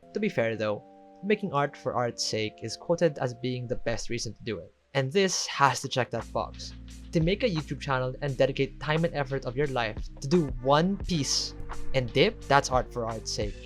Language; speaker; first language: English; native; English